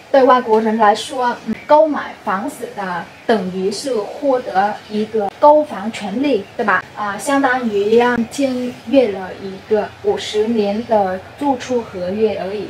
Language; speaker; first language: Chinese; non-native, fluent; Vietnamese